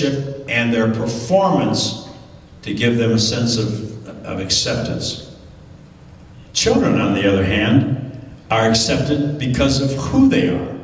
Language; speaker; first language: English; native; English